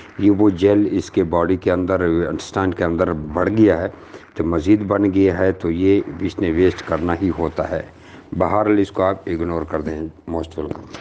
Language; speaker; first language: Urdu; non-native, local second language; Pashto